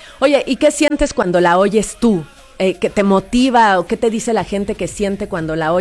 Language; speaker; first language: Spanish; native; Spanish